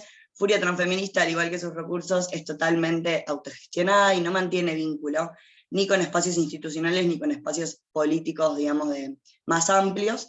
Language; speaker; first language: Spanish; native; Spanish